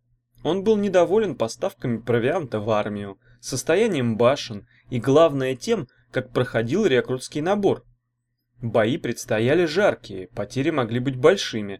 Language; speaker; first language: Russian; native; Russian